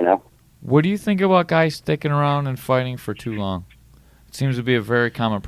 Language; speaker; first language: English; native; English